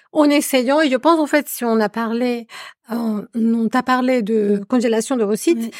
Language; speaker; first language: French; non-native, fluent; Spanish